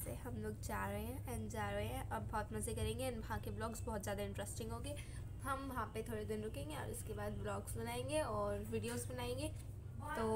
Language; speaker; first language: Hindi; native; Hindi